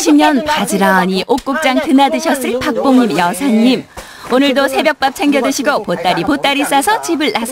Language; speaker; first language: Korean; native; Korean